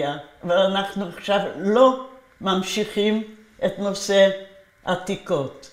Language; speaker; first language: Hebrew; non-native, fluent; Polish